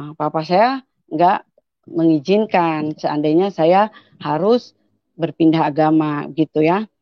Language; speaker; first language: Indonesian; native; Indonesian